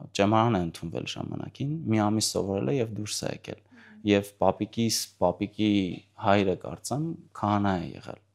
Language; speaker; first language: Armenian; early bilingual, heritage; Armenian